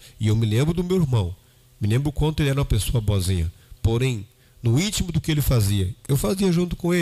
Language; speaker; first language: Portuguese; native; Portuguese